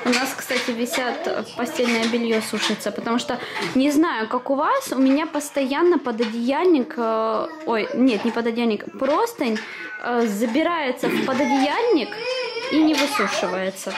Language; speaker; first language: Russian; native; Russian